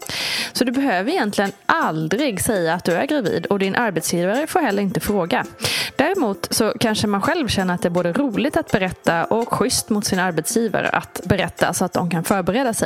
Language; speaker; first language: Swedish; native; Swedish